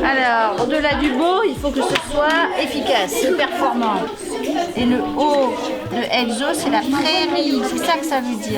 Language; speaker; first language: French; native; French